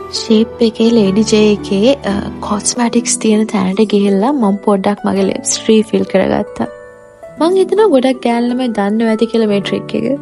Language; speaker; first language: Sinhala; native; Sinhala